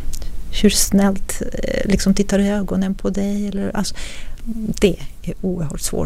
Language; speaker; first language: Swedish; non-native, fluent; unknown